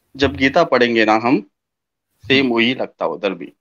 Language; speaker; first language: Hindi; non-native, local second language; Telugu